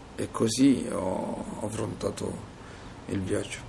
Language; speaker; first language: Italian; non-native, fluent; Somali